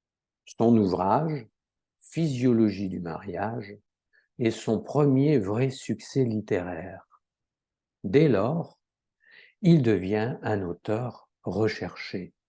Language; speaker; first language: French; native; French